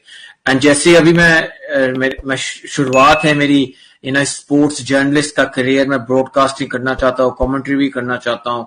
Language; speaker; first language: Hindi; non-native, fluent; English